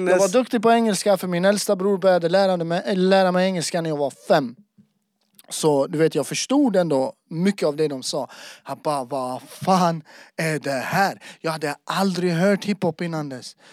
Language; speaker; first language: Swedish; native; Swedish